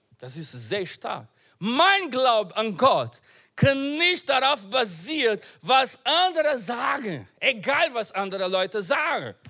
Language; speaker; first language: German; non-native, learner; Portuguese